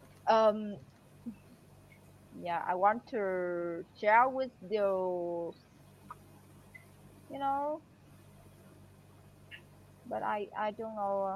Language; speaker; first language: English; non-native, learner; Vietnamese